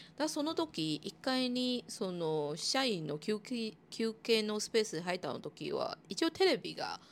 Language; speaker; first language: Japanese; non-native, fluent; Chinese